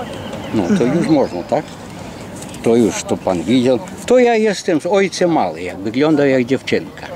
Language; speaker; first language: Polish; early bilingual, heritage; Polish